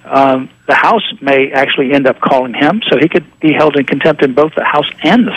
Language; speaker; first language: English; native; English